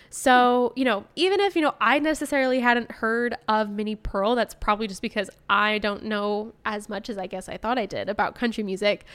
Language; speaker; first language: English; native; English